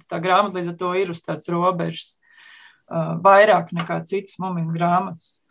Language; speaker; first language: Latvian; native; Latvian